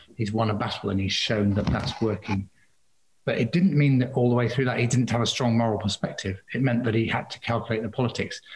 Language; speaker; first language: English; native; English